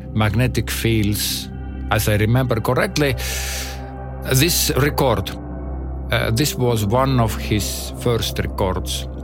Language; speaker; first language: English; non-native, learner; Estonian